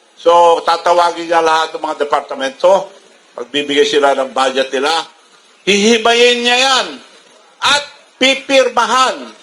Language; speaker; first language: Filipino; non-native, local second language; Iloko